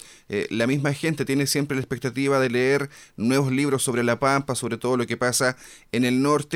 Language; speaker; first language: Spanish; native; Spanish